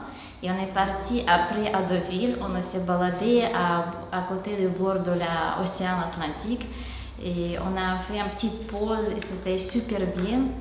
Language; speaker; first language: French; non-native, fluent; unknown